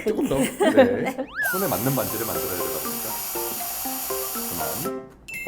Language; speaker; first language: Korean; native; Korean